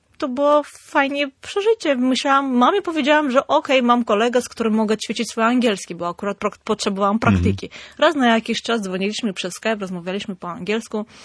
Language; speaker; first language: Polish; non-native, fluent; Armenian